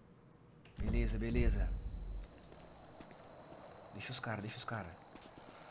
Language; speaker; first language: Portuguese; native; Portuguese